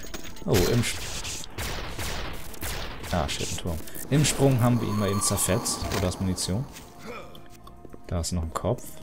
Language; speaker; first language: German; native; German